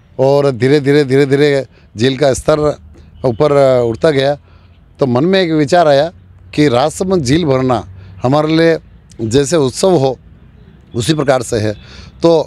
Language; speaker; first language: Hindi; native; Hindi